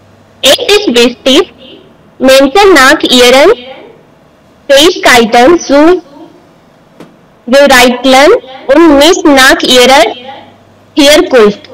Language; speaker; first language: German; non-native, learner; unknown